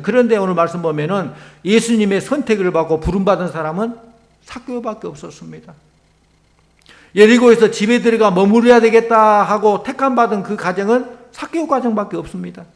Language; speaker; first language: Korean; native; Korean